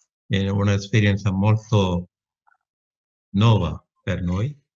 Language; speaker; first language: Italian; non-native, fluent; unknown